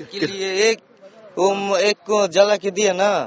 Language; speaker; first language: Hindi; non-native, learner; Bangla